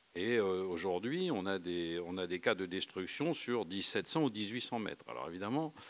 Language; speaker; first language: French; native; French